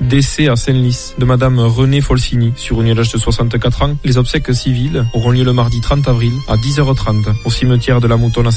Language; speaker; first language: French; native; French